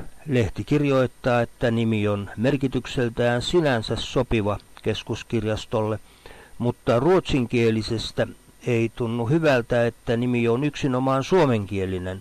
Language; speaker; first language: Finnish; native; Finnish